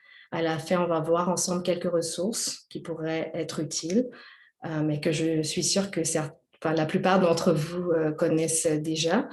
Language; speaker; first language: French; native; French